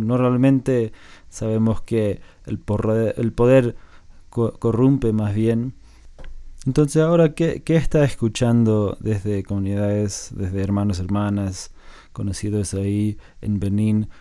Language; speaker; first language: Spanish; non-native, fluent; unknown